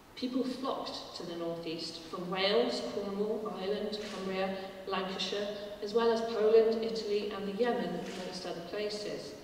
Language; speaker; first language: English; native; English